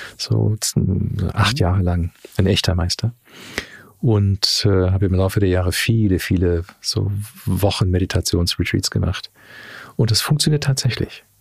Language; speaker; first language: German; early bilingual, heritage; German